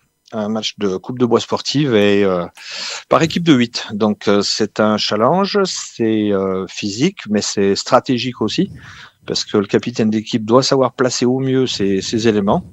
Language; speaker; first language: French; native; French